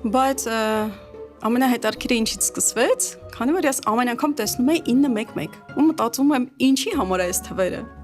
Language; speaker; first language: Armenian; early bilingual, heritage; Armenian